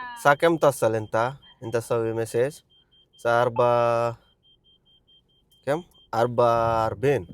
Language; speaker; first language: Arabic; non-native, learner; Telugu